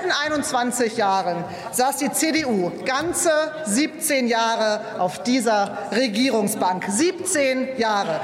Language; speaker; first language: German; native; German